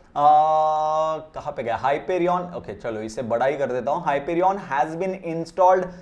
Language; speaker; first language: Hindi; non-native, local second language; Marathi